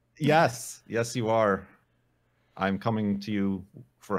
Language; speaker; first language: English; native; English